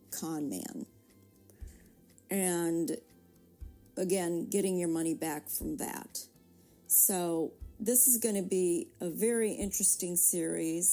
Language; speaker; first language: English; native; English